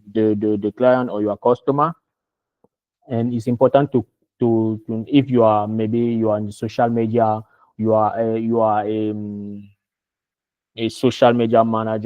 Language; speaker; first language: English; non-native, learner; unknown